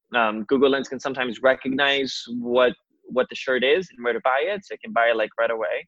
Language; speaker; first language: English; non-native, fluent; Portuguese